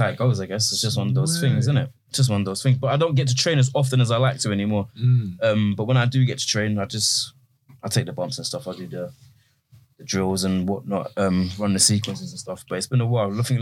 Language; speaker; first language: English; native; English